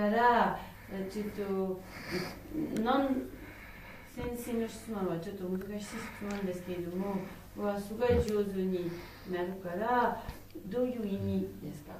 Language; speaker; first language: Japanese; non-native, fluent; French